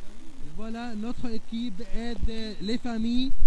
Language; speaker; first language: French; non-native, fluent; Arabic